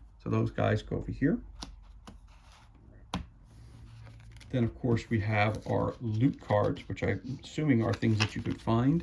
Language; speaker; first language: English; native; English